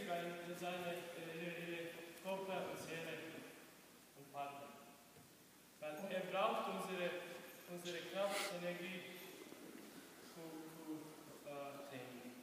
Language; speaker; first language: German; non-native, learner; Serbian